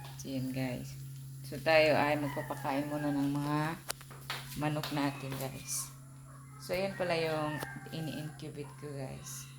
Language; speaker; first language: Filipino; non-native, local second language; Cebuano